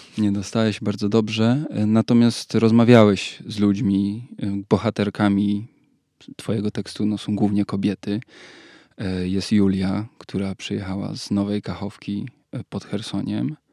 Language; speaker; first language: Polish; native; Polish